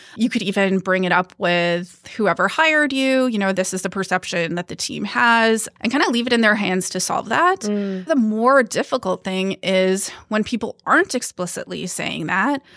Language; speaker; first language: English; early bilingual, other home language; Hindi